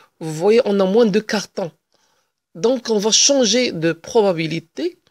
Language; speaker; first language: French; non-native, local second language; Arabic